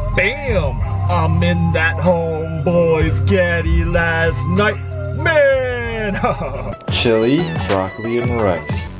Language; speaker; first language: English; native; English